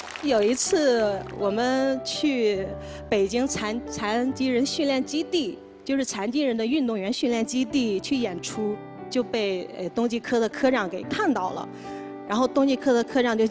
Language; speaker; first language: Chinese; native; Chinese